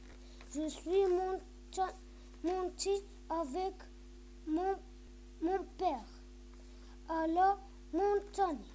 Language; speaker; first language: French; non-native, learner; Arabic